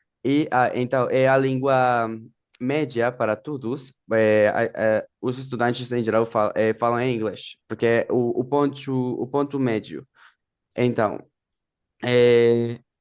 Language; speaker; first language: Portuguese; non-native, fluent; Spanish